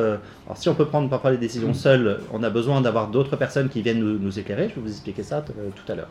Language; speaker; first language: French; native; French